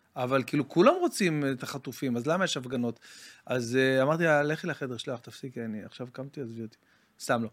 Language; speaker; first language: Hebrew; native; Hebrew